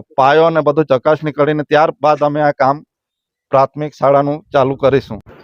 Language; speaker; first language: Gujarati; native; Gujarati